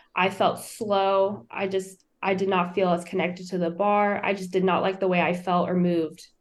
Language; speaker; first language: English; native; English